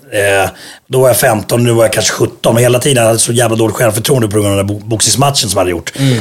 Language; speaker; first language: Swedish; early bilingual, other home language; Finnish